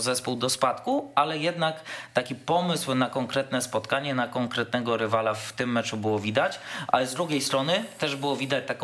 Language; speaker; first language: Polish; native; Polish